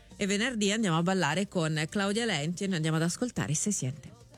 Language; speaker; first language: Italian; native; Italian